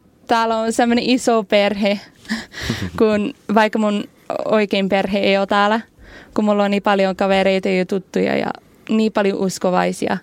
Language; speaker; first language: Finnish; non-native, learner; English